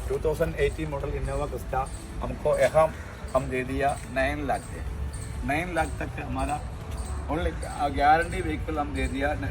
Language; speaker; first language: Hindi; non-native, local second language; Malayalam